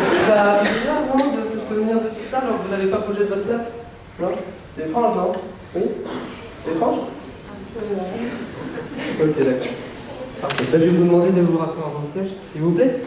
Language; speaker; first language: French; native; French